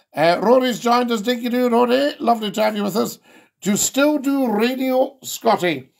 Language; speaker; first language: English; native; English